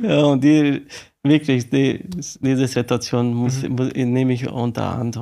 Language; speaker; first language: German; non-native, learner; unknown